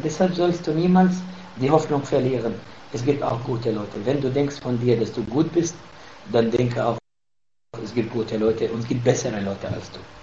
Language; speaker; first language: German; non-native, fluent; Arabic